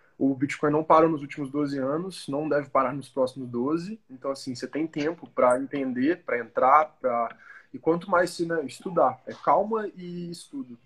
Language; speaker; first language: Portuguese; native; Portuguese